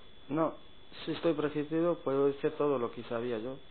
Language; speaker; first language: Spanish; non-native, learner; Arabic